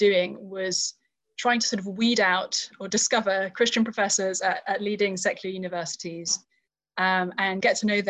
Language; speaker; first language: English; native; English